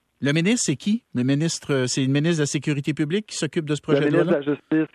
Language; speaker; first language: French; native; French